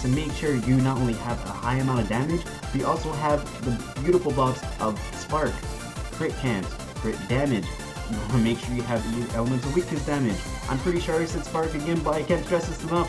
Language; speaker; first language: English; native; English